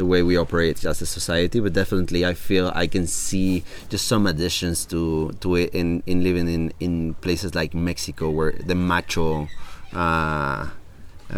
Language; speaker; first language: English; non-native, fluent; Spanish